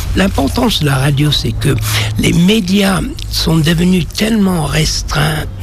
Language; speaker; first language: French; non-native, fluent; English